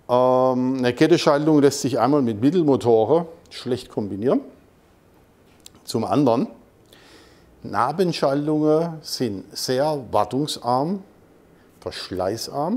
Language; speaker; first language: German; native; German